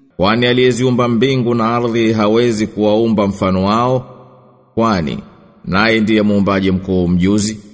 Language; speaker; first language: Swahili; native; Swahili